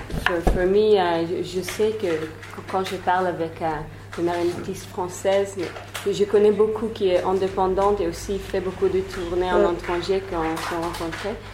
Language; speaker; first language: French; non-native, learner; Hebrew